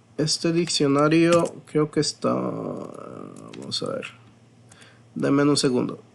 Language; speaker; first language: Spanish; early bilingual, heritage; Spanish